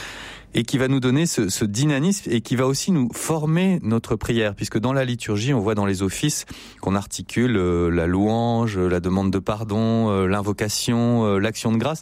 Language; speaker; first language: French; native; French